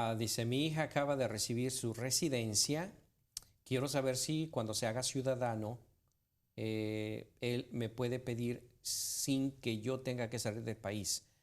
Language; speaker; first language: Spanish; native; Spanish